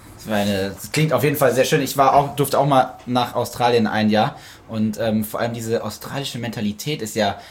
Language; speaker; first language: German; native; German